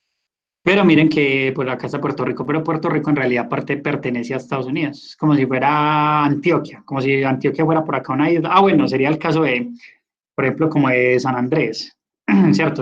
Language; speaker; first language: Spanish; native; Spanish